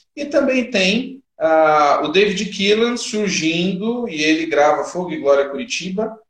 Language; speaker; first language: Portuguese; native; Portuguese